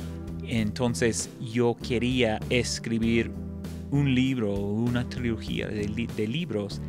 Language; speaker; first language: Spanish; non-native, fluent; English